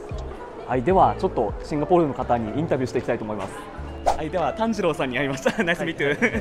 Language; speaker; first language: Japanese; native; Japanese